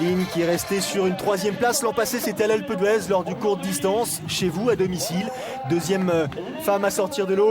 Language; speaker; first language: French; native; French